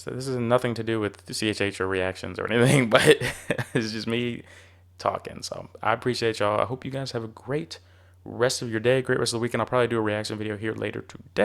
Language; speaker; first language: English; native; English